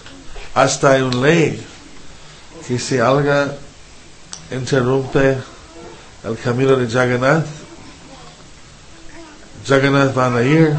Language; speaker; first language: Spanish; non-native, fluent; English